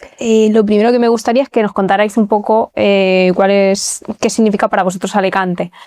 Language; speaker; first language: Spanish; native; Spanish